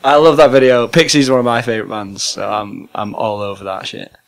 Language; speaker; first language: English; native; English